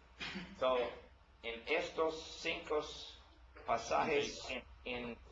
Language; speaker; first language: Spanish; non-native, learner; English